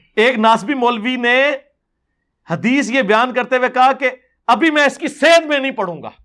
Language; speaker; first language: Urdu; non-native, local second language; Punjabi